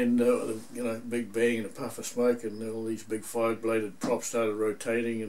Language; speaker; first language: English; native; English